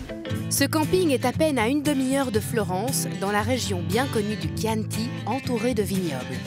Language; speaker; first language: French; native; French